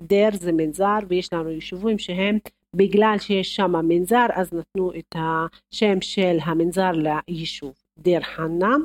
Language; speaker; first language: Hebrew; non-native, local second language; Arabic